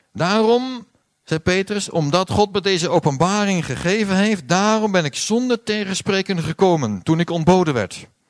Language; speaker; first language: Dutch; native; Dutch